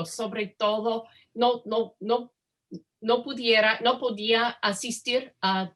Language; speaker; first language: Spanish; non-native, fluent; English